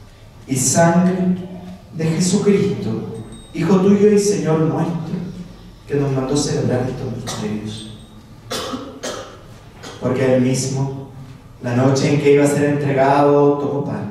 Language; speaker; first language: Spanish; native; Spanish